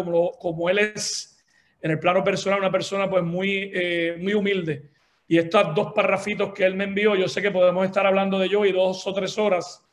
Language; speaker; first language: Spanish; native; Spanish